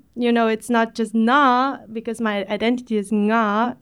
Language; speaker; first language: English; early bilingual, other home language; Vietnamese